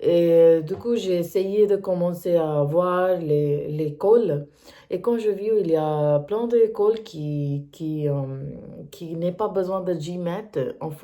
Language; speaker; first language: French; non-native, learner; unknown